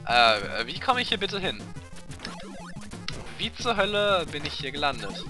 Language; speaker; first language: German; native; German